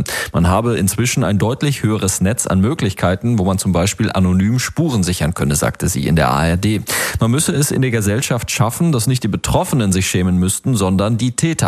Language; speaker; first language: German; native; German